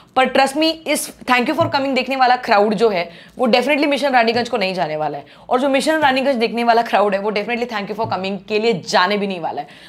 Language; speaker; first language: Hindi; non-native, local second language; Marathi